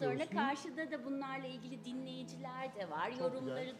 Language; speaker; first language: Turkish; native; Turkish